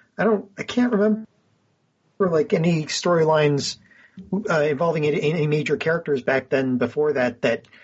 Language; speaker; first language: English; native; English